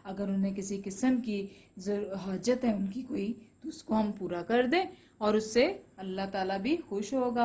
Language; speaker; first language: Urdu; non-native, local second language; Punjabi